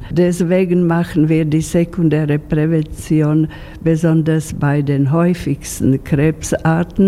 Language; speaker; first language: German; non-native, fluent; Slovak